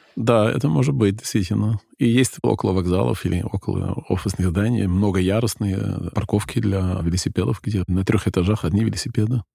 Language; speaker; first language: Russian; non-native, fluent; Dutch